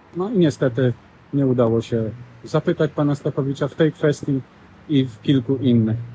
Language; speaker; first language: Polish; native; Polish